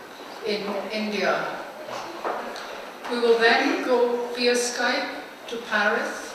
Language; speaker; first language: English; non-native, fluent; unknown